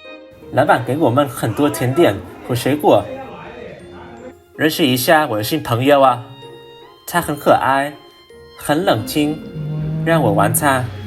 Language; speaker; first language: Chinese; non-native, learner; Vietnamese